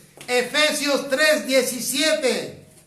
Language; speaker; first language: Spanish; native; Spanish